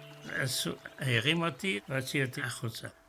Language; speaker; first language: Hebrew; non-native, fluent; Yiddish